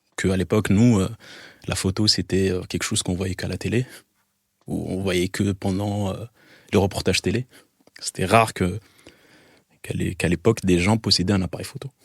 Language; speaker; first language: French; non-native, local second language; Arabic